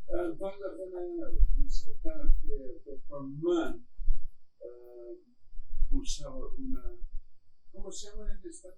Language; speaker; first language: Spanish; non-native, learner; English